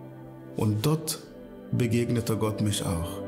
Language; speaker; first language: German; non-native, fluent; Arabic